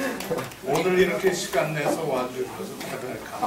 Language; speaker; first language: Korean; native; Korean